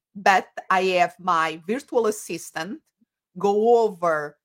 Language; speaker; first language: English; non-native, fluent; Portuguese